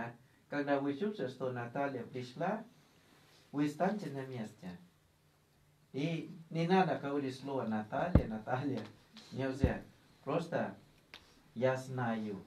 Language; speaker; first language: Russian; non-native, learner; Thai